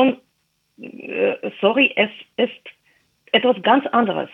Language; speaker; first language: German; non-native, fluent; Russian